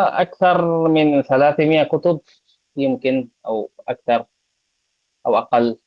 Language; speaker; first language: Arabic; non-native, fluent; Bangla